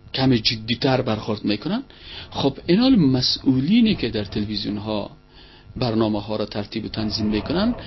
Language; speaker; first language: Persian; native; Persian